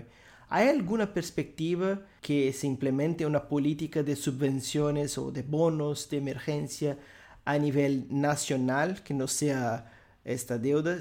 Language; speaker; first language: Spanish; non-native, fluent; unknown